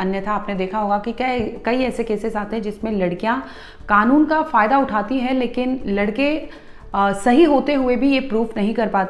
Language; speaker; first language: Hindi; native; Hindi